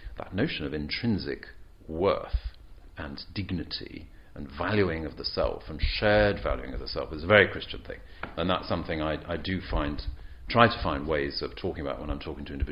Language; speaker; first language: English; native; English